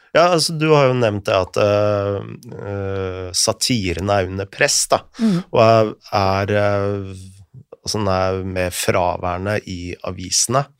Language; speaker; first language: Norwegian; native; Norwegian